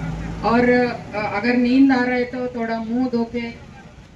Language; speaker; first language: Hindi; non-native, local second language; Telugu